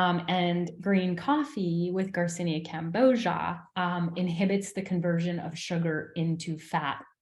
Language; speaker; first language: English; native; English